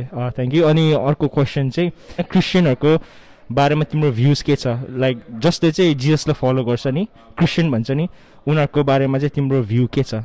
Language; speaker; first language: Nepali; early bilingual, heritage; Nepali